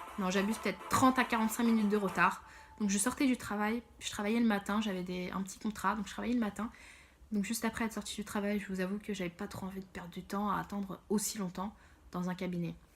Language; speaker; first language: French; early bilingual, other home language; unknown